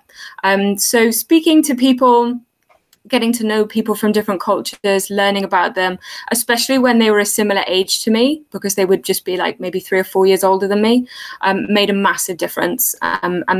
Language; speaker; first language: English; native; English